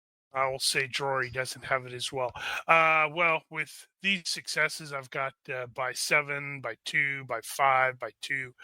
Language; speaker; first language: English; native; English